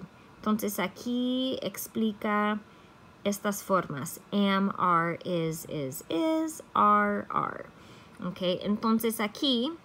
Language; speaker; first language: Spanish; non-native, fluent; English